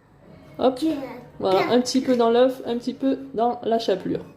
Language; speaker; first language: French; native; French